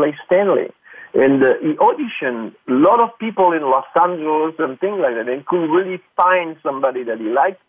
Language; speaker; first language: English; non-native, fluent; French